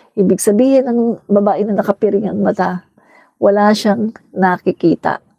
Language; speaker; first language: Filipino; native; Filipino